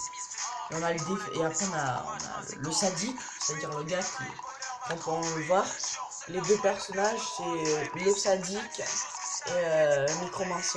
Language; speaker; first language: French; native; French